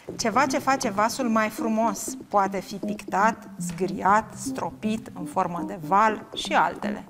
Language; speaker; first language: Romanian; native; Romanian